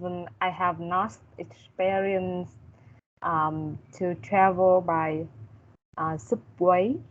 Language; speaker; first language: English; non-native, learner; Vietnamese